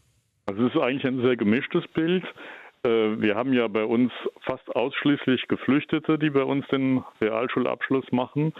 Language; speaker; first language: German; native; German